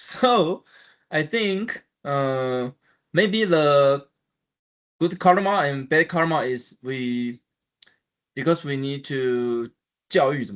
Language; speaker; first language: English; non-native, learner; Chinese